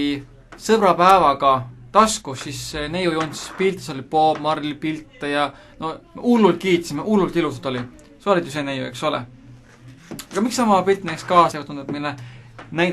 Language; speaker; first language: Estonian; native; Estonian